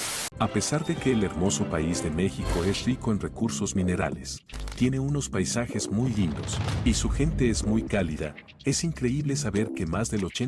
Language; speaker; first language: Spanish; native; Spanish